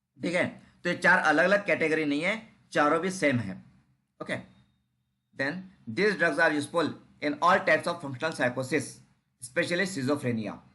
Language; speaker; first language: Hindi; non-native, local second language; Marathi